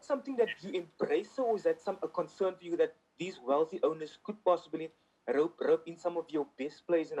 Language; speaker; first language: English; non-native, local second language; Afrikaans